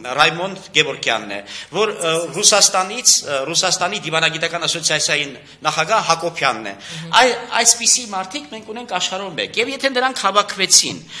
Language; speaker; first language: Armenian; native; Armenian